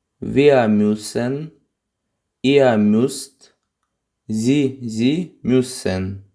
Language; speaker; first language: German; non-native, fluent; Ukrainian